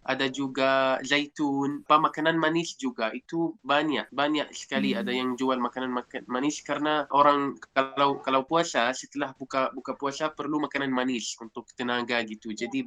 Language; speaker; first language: Indonesian; non-native, fluent; Arabic